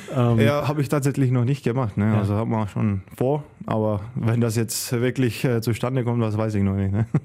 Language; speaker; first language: German; non-native, fluent; Czech